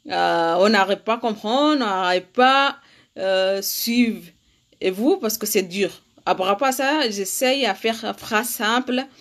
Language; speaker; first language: French; non-native, learner; Arabic